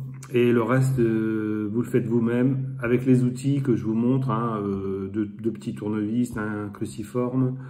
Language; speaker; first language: French; native; French